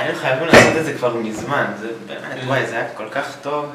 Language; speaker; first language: Hebrew; native; Hebrew